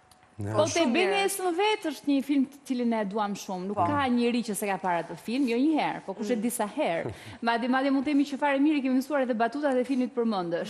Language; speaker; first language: Albanian; native; Albanian